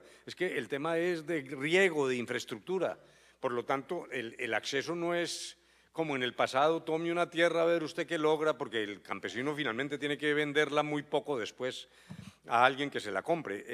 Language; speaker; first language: Spanish; native; Spanish